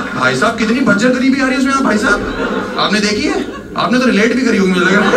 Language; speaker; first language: Hindi; native; Hindi